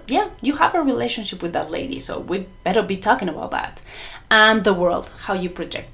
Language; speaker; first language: English; non-native, fluent; Spanish